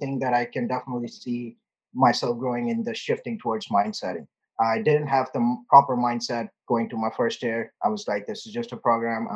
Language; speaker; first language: English; non-native, local second language; Urdu